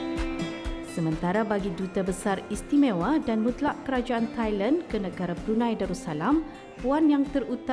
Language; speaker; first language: Malay; native; Malay